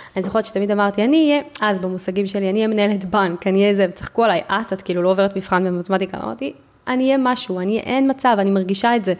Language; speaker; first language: Hebrew; native; Hebrew